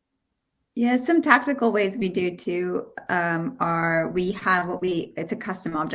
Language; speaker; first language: English; native; English